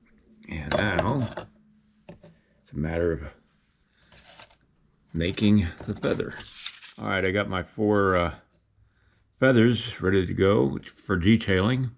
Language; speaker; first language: English; native; English